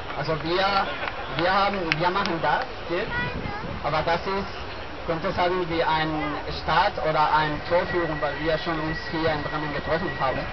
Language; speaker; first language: German; non-native, learner; Spanish